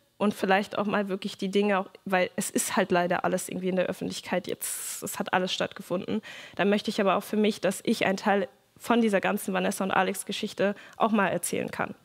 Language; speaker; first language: German; native; German